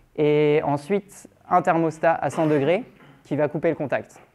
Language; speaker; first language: French; native; French